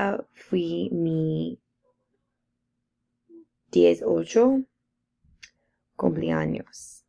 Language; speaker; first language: Spanish; non-native, learner; English